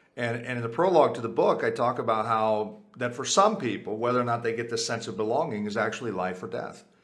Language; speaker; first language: English; early bilingual, other home language; Spanish